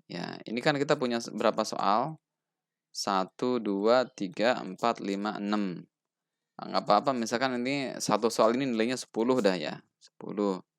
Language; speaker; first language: Indonesian; native; Indonesian